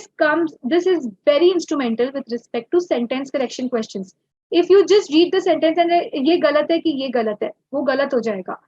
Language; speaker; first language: English; non-native, local second language; Hindi